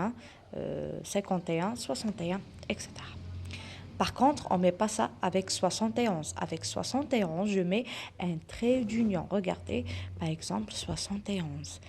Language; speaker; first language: French; non-native, local second language; Arabic